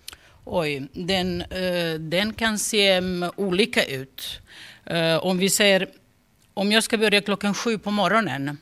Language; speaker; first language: Swedish; non-native, fluent; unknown